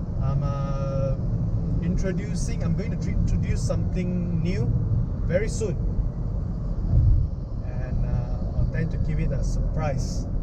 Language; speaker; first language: English; non-native, local second language; Min Nan Chinese